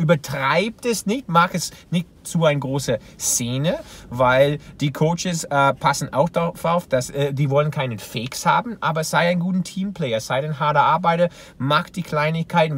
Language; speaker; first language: German; non-native, fluent; English